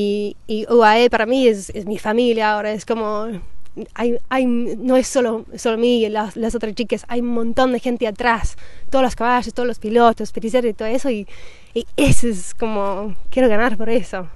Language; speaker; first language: Spanish; non-native, fluent; English